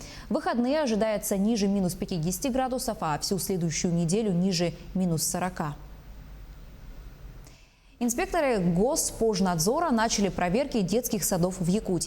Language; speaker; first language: Russian; native; Russian